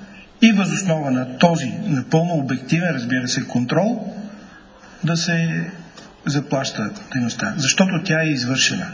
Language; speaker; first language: Bulgarian; native; Bulgarian